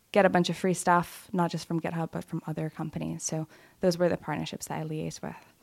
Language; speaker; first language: English; non-native, fluent; Lithuanian